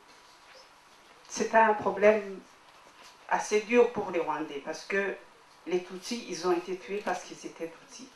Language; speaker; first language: French; non-native, local second language; Kinyarwanda